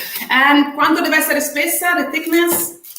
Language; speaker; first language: Italian; native; Italian